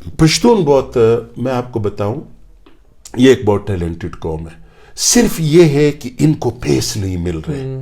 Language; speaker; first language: Urdu; non-native, local second language; Pashto